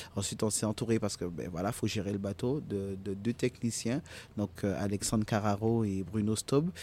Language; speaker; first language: French; native; French